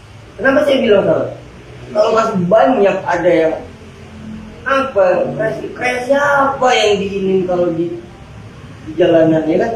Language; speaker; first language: Indonesian; native; Indonesian